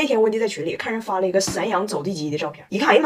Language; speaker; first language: Chinese; native; Chinese